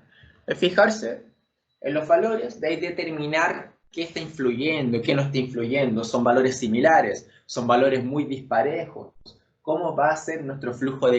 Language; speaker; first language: Spanish; native; Spanish